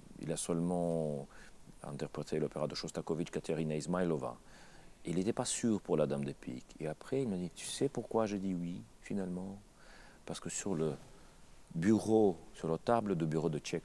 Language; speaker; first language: French; non-native, fluent; Russian